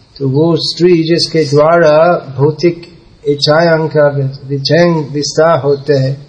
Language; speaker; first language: Hindi; non-native, fluent; English